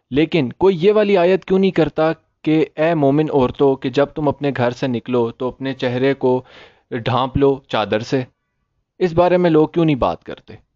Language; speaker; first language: Urdu; native; Urdu